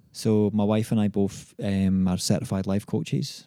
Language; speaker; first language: English; native; English